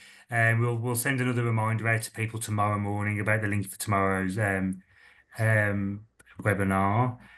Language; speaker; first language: English; native; English